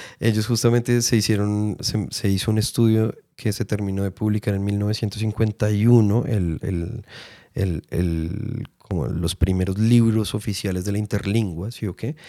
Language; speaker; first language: Spanish; native; Spanish